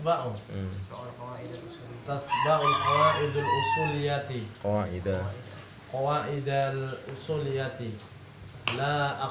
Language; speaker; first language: Arabic; non-native, learner; Indonesian